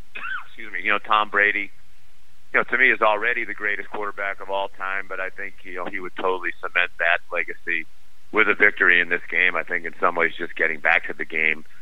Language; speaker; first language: English; native; English